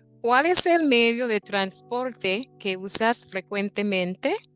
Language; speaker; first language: Spanish; non-native, fluent; English